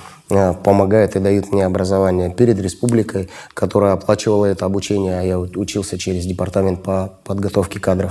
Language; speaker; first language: Russian; native; Russian